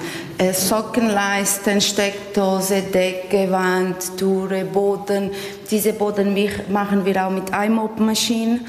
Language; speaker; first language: German; non-native, learner; Portuguese